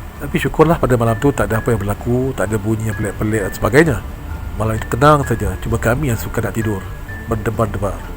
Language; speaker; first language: Malay; native; Malay